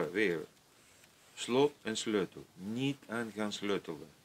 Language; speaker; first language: Dutch; non-native, fluent; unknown